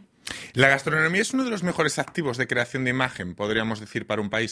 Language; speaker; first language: Spanish; native; Spanish